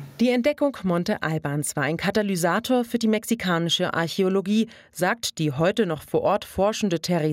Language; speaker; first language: German; native; German